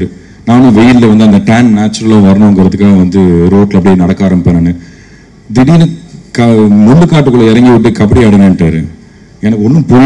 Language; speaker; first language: Tamil; native; Tamil